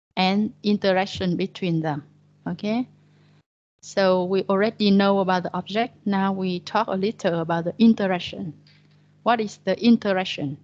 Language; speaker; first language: English; non-native, fluent; Vietnamese